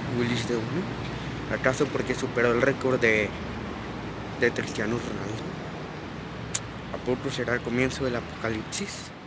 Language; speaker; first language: Spanish; native; Spanish